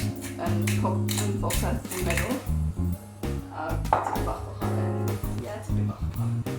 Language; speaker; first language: Welsh; non-native, learner; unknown